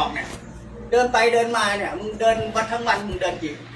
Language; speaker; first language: Thai; native; Thai